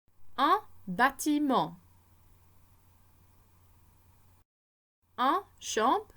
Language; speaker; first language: French; non-native, fluent; English